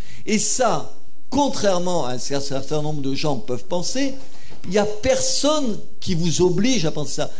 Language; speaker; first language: French; native; French